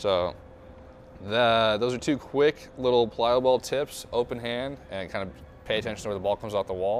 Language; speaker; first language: English; native; English